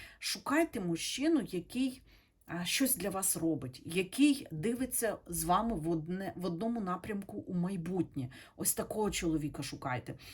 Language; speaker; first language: Ukrainian; non-native, local second language; Russian